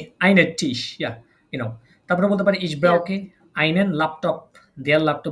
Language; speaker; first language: German; non-native, learner; Bangla